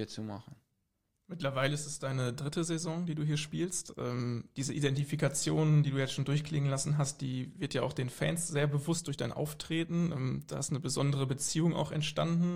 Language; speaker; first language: German; native; German